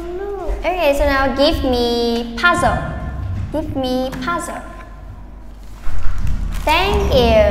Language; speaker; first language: English; non-native, fluent; Vietnamese